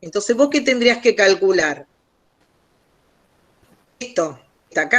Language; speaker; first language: Spanish; native; Spanish